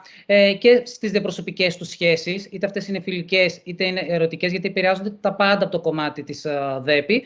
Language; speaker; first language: Greek; native; Greek